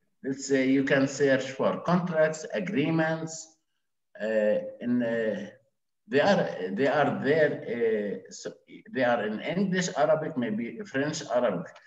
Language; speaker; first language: English; non-native, fluent; Arabic